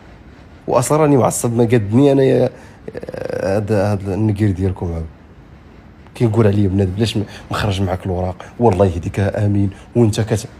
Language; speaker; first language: Arabic; native; Arabic